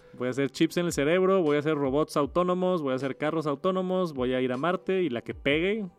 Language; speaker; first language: Spanish; native; Spanish